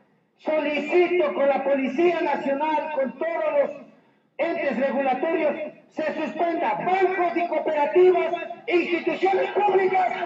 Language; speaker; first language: Spanish; native; Spanish